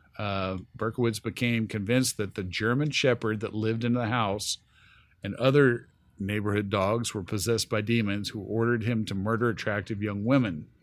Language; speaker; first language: English; native; English